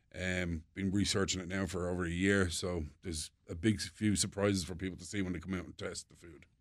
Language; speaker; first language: English; native; English